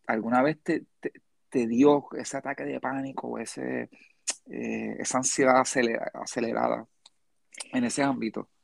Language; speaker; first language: Spanish; early bilingual, heritage; Spanish